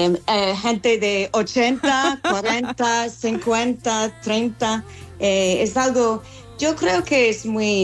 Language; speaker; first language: Spanish; non-native, fluent; English